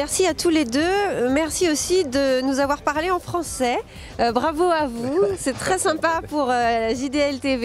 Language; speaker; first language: French; native; French